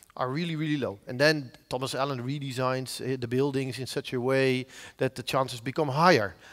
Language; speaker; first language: English; non-native, fluent; Dutch